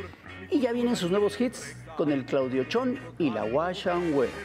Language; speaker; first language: Spanish; native; Spanish